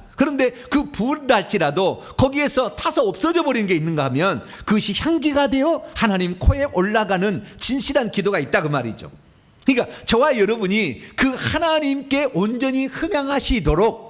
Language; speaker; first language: Korean; native; Korean